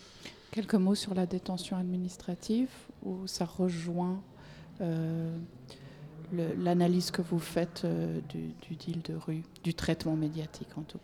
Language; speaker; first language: French; native; French